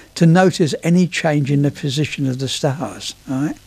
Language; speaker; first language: English; native; English